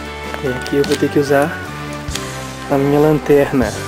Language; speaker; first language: Portuguese; native; Portuguese